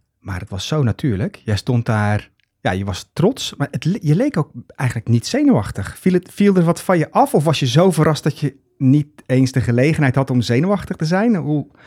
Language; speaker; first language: Dutch; native; Dutch